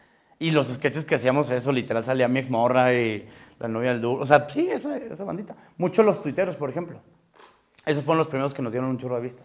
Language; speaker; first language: Spanish; native; Spanish